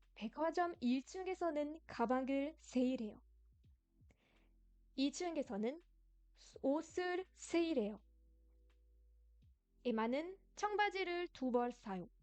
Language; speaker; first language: Korean; non-native, fluent; French